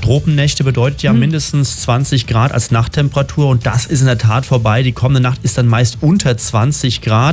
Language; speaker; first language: German; native; German